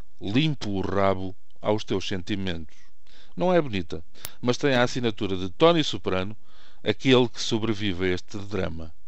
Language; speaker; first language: Portuguese; native; Portuguese